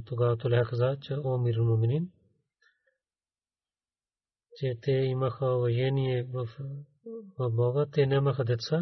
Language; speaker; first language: Bulgarian; non-native, learner; Urdu